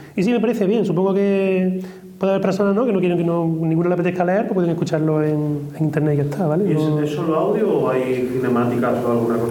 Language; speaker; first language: Spanish; native; Spanish